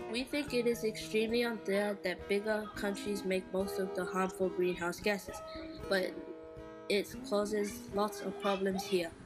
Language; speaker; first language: English; non-native, fluent; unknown